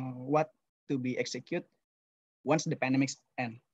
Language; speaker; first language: English; non-native, fluent; Indonesian